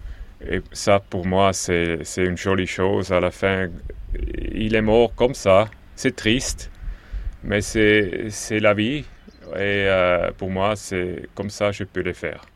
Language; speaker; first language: French; non-native, local second language; German